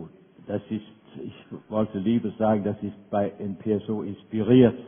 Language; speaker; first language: German; non-native, fluent; Danish